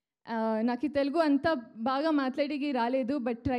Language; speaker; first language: Telugu; non-native, learner; Kannada